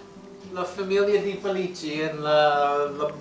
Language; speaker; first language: Italian; early bilingual, heritage; English